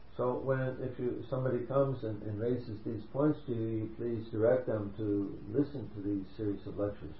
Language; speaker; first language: English; native; English